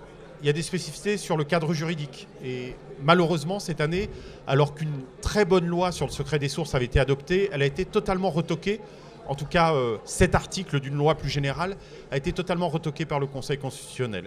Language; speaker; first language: French; native; French